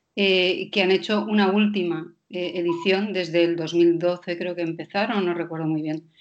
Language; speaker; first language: Spanish; non-native, fluent; Danish